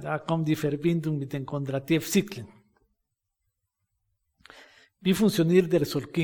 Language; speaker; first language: German; non-native, fluent; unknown